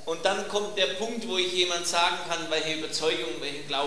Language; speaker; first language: German; native; German